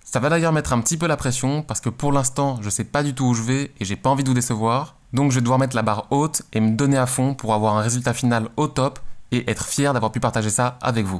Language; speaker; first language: French; native; French